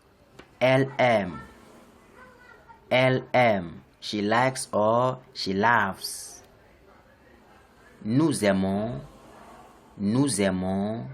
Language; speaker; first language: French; non-native, fluent; English